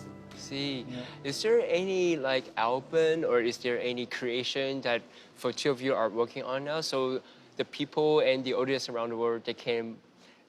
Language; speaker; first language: English; non-native, fluent; Chinese